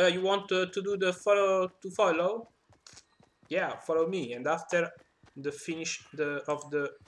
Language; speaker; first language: English; non-native, learner; Italian